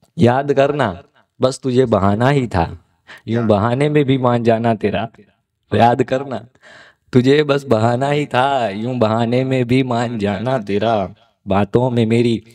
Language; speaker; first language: Hindi; non-native, local second language; Gujarati